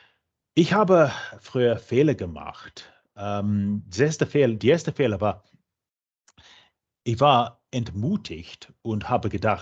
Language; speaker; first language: German; non-native, fluent; English